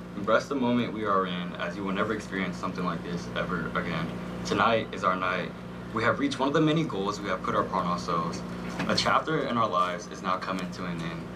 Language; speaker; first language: English; early bilingual, other home language; Spanish